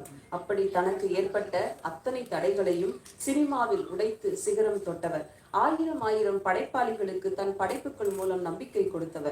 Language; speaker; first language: Tamil; native; Tamil